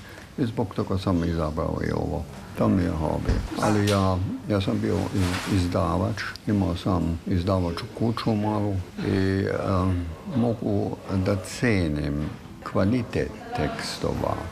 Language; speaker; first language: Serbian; non-native, fluent; German